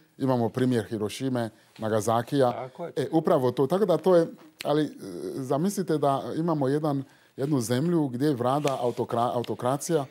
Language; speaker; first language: Croatian; non-native, fluent; Fon